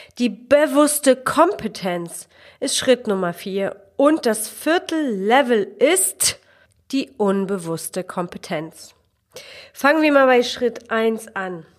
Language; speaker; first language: German; early bilingual, other home language; Polish